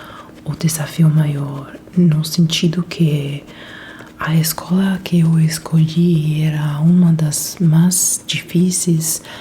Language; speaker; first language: Portuguese; non-native, fluent; Italian